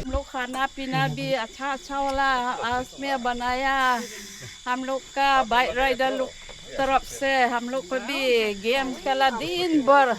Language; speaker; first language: Hindi; non-native, local second language; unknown